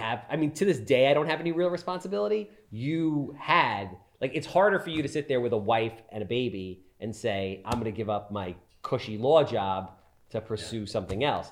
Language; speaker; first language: English; native; English